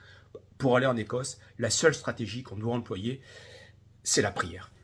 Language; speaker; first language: French; native; French